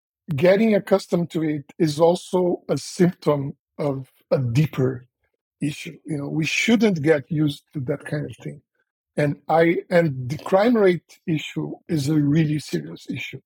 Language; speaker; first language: English; non-native, fluent; Portuguese